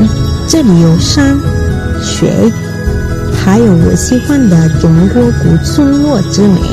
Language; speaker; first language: Chinese; non-native, fluent; Italian